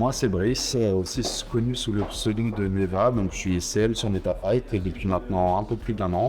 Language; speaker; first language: French; native; French